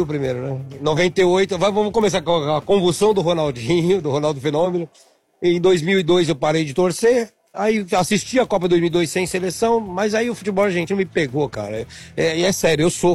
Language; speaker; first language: Portuguese; native; Portuguese